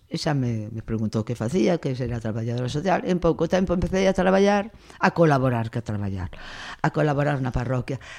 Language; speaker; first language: Galician; non-native, local second language; Spanish